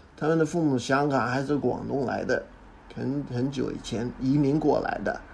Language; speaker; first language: Chinese; non-native, fluent; English